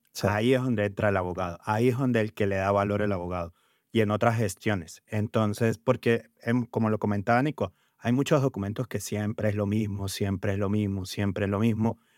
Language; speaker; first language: Spanish; native; Spanish